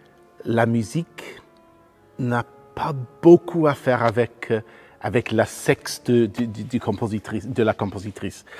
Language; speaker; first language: French; non-native, fluent; English